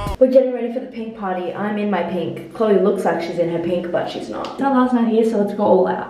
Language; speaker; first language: English; native; English